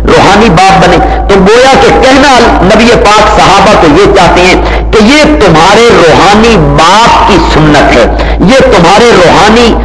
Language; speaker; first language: Urdu; non-native, local second language; Punjabi